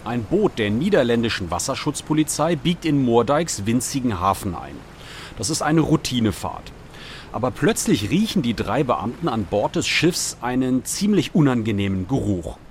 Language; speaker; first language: German; native; German